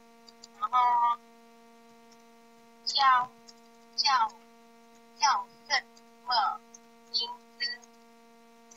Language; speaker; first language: Chinese; non-native, learner; Indonesian